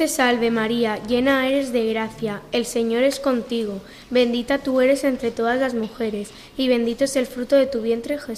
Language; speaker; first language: Spanish; native; Spanish